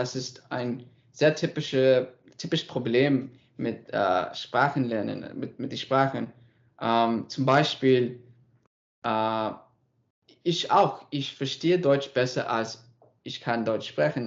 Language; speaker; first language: German; non-native, learner; English